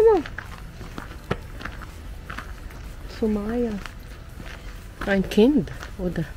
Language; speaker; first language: German; non-native, learner; Filipino